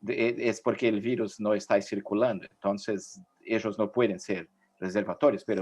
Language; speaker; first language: Spanish; non-native, fluent; Portuguese